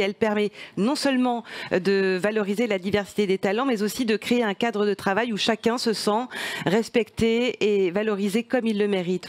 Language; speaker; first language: French; native; French